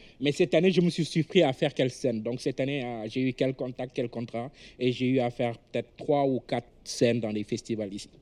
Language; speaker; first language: French; non-native, local second language; Wolof